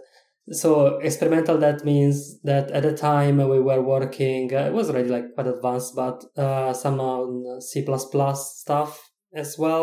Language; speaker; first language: English; non-native, fluent; Italian